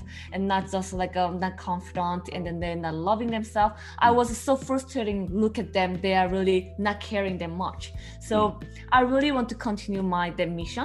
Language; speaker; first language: English; non-native, learner; Korean